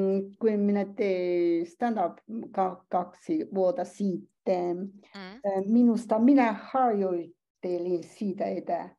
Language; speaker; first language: Finnish; non-native, learner; Chinese